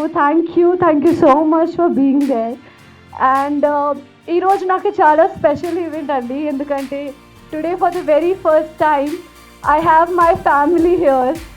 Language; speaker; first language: Telugu; non-native, fluent; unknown